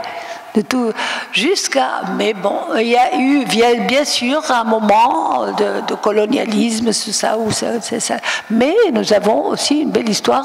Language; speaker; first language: French; non-native, local second language; Arabic